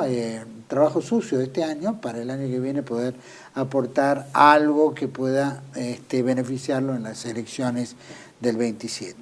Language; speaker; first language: Spanish; native; Spanish